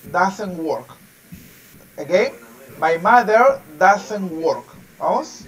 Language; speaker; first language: English; non-native, fluent; Spanish